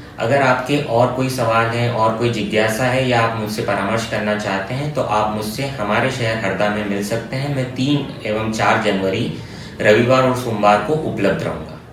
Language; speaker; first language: Hindi; native; Hindi